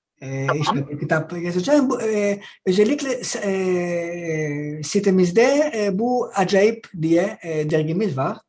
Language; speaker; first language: Turkish; non-native, fluent; Greek